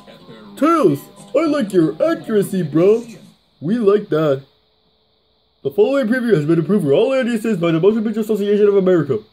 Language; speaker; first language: English; native; English